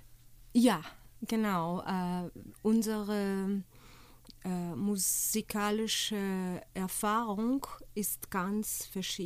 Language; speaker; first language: German; non-native, fluent; Portuguese